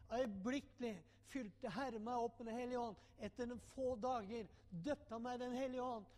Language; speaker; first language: Norwegian; native; Norwegian